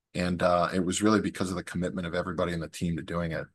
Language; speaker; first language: English; native; English